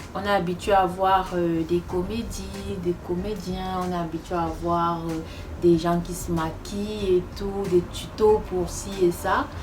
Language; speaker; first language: French; non-native, local second language; Fula